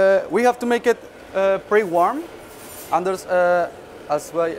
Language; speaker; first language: Dutch; non-native, learner; Spanish